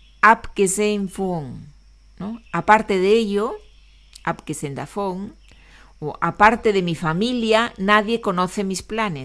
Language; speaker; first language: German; non-native, fluent; Spanish